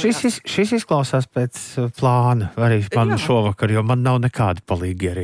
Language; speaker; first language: Latvian; native; Latvian